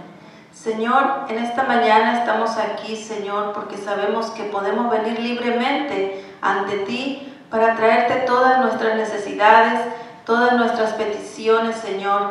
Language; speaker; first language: Spanish; native; Spanish